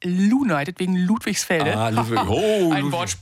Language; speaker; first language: German; native; German